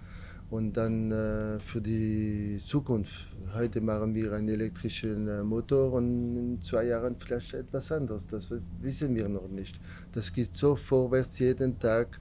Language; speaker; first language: German; non-native, learner; French